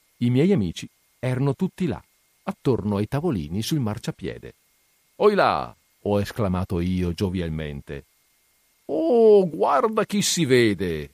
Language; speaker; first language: Italian; native; Italian